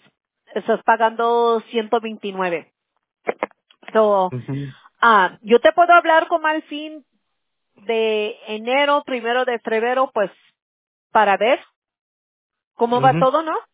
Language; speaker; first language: Spanish; early bilingual, heritage; English